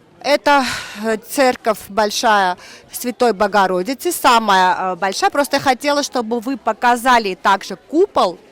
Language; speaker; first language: Russian; non-native, local second language; Armenian